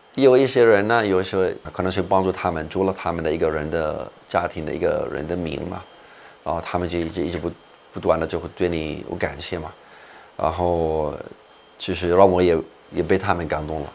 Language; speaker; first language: Chinese; non-native, fluent; Arabic